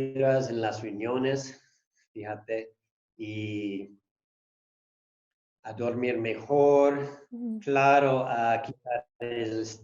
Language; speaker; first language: Spanish; non-native, fluent; English